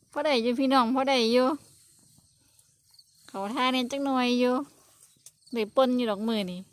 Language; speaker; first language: Thai; non-native, local second language; Lao